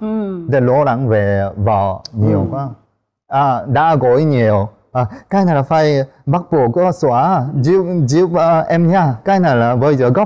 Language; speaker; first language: Vietnamese; non-native, learner; Korean